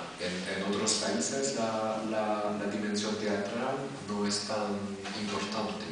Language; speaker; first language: Spanish; non-native, fluent; French